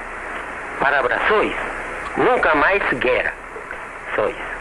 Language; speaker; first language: Portuguese; non-native, learner; Japanese